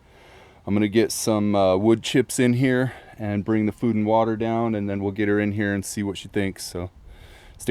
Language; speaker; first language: English; native; English